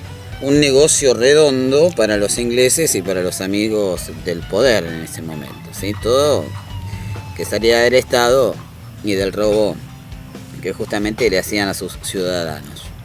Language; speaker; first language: Spanish; native; Spanish